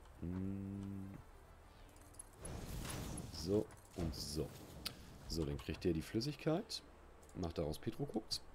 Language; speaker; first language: German; native; German